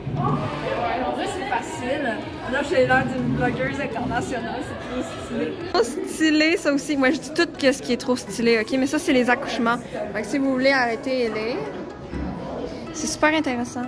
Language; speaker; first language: French; native; French